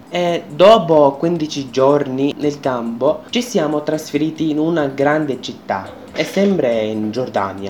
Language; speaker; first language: Italian; non-native, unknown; Arabic